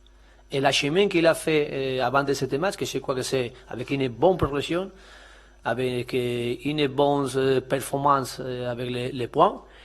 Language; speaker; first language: French; non-native, learner; Spanish